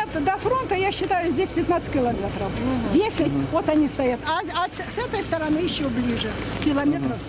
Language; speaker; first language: Russian; native; Russian